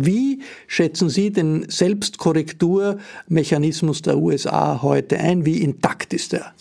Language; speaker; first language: German; native; German